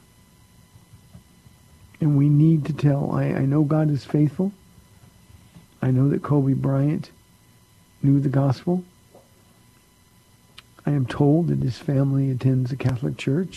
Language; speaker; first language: English; native; English